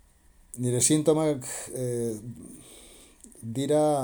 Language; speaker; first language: Basque; non-native, learner; Spanish